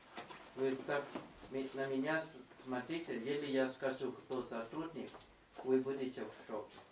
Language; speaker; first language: Russian; non-native, fluent; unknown